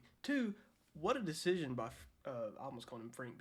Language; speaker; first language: English; native; English